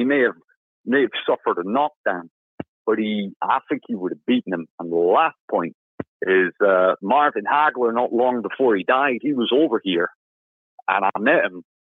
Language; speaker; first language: English; native; English